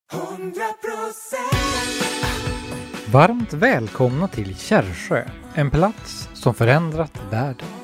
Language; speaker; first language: Swedish; native; Swedish